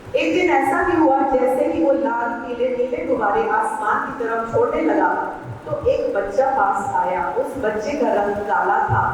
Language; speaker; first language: Hindi; non-native, local second language; Punjabi